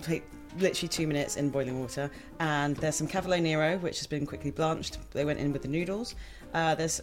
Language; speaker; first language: English; native; English